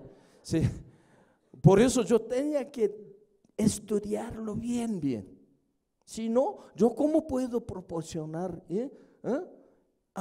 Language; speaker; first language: Spanish; non-native, fluent; Korean